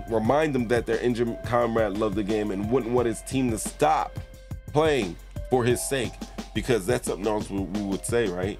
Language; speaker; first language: English; native; English